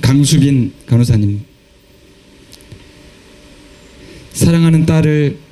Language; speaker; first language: Korean; native; Korean